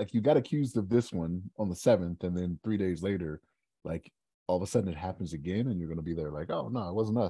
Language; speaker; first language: English; native; English